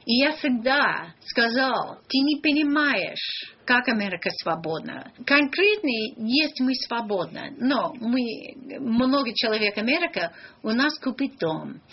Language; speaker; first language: Russian; non-native, learner; English